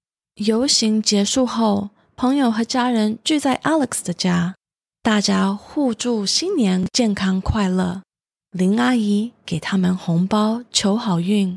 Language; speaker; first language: Chinese; early bilingual, heritage; Chinese